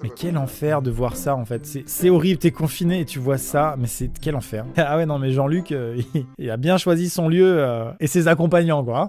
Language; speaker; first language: French; native; French